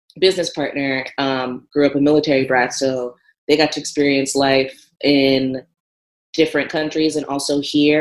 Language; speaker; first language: English; native; English